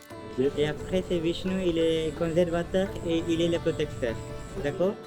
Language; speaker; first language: French; non-native, learner; Hindi